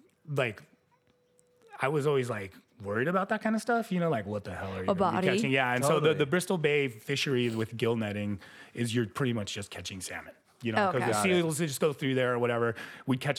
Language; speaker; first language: English; early bilingual, other home language; Spanish